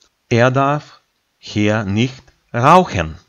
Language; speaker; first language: German; non-native, fluent; Macedonian